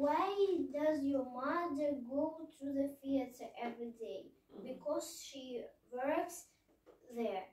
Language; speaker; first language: English; non-native, learner; Russian